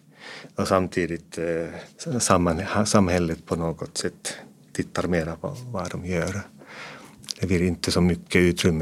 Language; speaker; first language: Swedish; non-native, fluent; Finnish